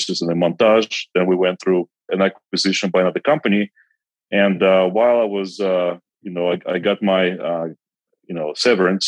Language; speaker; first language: English; non-native, fluent; Kazakh